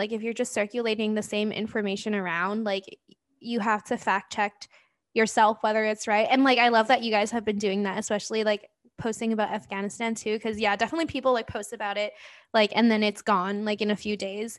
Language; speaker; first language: English; non-native, local second language; Cantonese